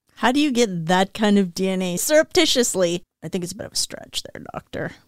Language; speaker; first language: English; native; English